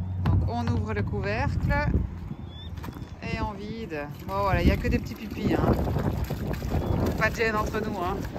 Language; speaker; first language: French; native; French